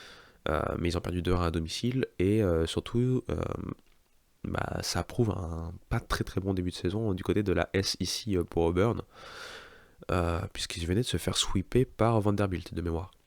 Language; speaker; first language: French; native; French